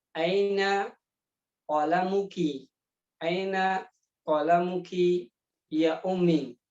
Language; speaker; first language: Arabic; non-native, fluent; Indonesian